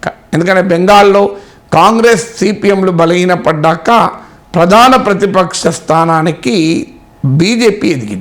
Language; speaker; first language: Telugu; native; Telugu